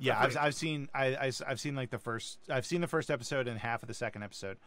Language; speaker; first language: English; native; English